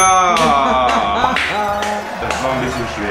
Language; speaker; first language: German; native; German